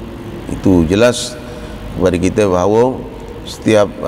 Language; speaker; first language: Malay; native; Malay